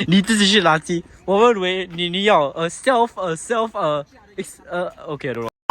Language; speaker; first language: Chinese; non-native, local second language; English